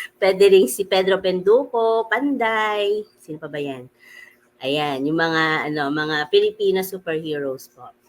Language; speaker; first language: Filipino; native; Filipino